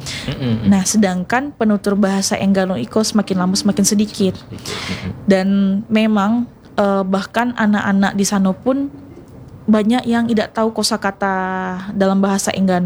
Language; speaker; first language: Indonesian; non-native, local second language; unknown